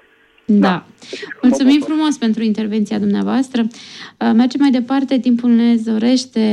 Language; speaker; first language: Romanian; native; Romanian